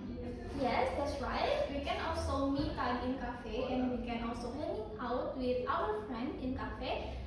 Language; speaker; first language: English; non-native, fluent; Indonesian